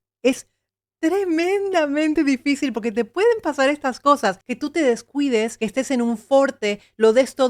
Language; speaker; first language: Spanish; native; Spanish